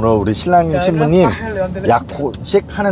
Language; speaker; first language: Korean; native; Korean